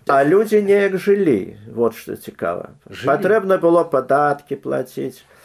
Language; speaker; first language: Belarusian; native; Belarusian